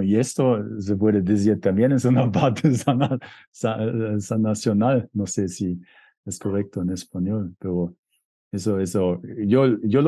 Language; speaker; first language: Spanish; non-native, fluent; German